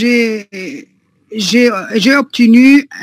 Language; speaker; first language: French; non-native, learner; Arabic